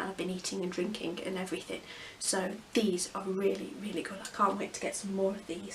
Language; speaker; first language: English; native; English